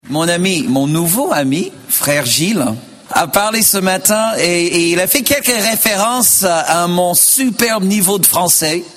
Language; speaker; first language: French; non-native, fluent; English